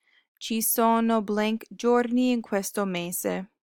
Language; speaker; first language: Italian; non-native, fluent; English